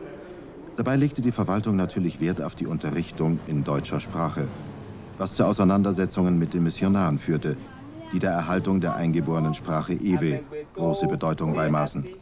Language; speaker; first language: German; native; German